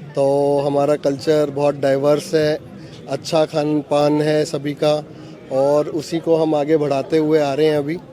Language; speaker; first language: Hindi; native; Hindi